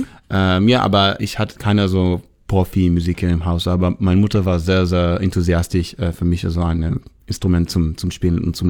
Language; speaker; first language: German; non-native, learner; Hebrew